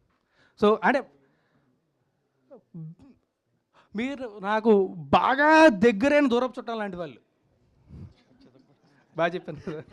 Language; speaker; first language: Telugu; native; Telugu